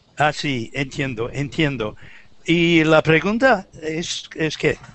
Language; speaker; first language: Spanish; non-native, learner; English